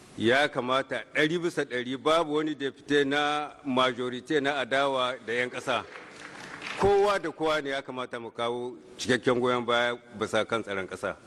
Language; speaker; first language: Hausa; native; Hausa